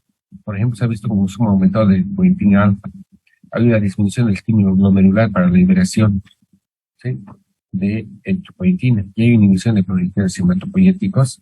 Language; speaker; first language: Spanish; native; Spanish